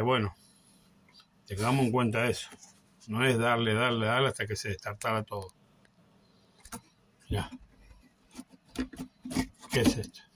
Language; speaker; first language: Spanish; native; Spanish